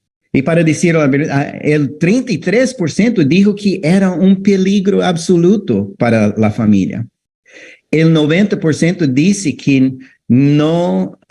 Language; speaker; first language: Spanish; non-native, fluent; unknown